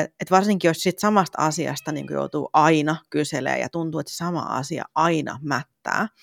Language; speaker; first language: Finnish; native; Finnish